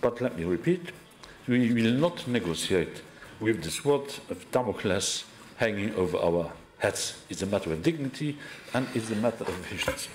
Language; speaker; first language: English; non-native, fluent; Luxembourgish